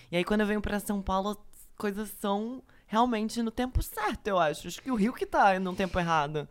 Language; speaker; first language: Portuguese; native; Portuguese